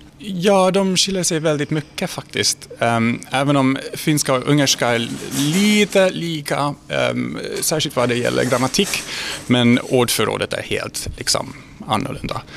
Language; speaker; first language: Swedish; non-native, fluent; Hungarian